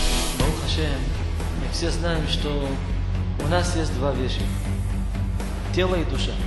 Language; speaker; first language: Russian; non-native, fluent; Hebrew